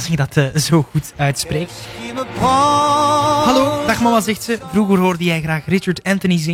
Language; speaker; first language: Dutch; native; Dutch